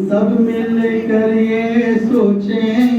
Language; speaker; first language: Hindi; native; Hindi